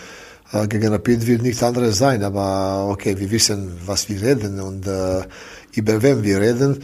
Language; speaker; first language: German; non-native, learner; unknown